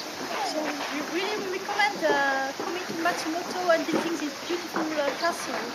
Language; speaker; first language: English; non-native, local second language; French